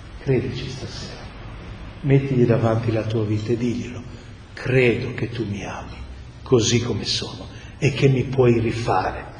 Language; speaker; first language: Italian; native; Italian